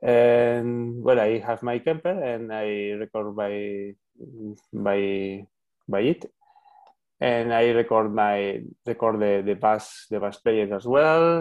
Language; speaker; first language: English; non-native, learner; Spanish